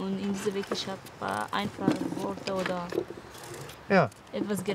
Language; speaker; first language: German; non-native, learner; Arabic